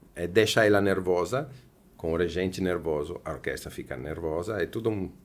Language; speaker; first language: Portuguese; non-native, fluent; Italian